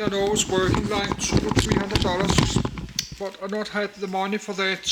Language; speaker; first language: English; non-native, learner; Danish